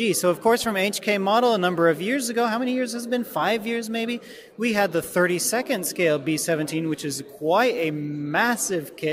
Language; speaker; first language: English; native; English